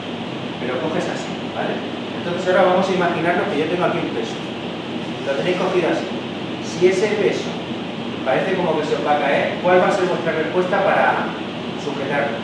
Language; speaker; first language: Spanish; native; Spanish